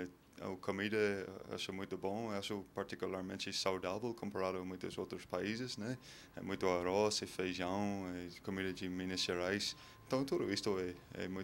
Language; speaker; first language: Portuguese; non-native, fluent; English